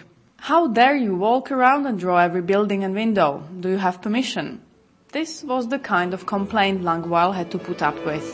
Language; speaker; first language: English; non-native, fluent; Czech